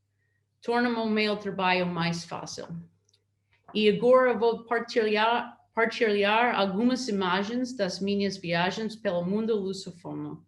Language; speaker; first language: Portuguese; non-native, fluent; English